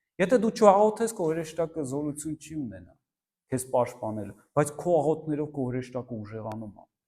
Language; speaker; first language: Armenian; early bilingual, heritage; Armenian